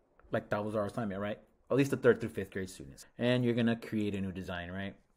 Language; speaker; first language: English; early bilingual, other home language; Spanish